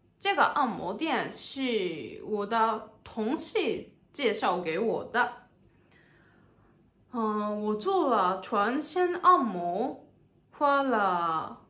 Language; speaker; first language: Chinese; non-native, learner; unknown